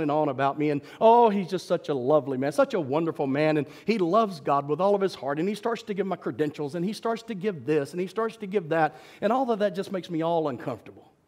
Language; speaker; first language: English; native; English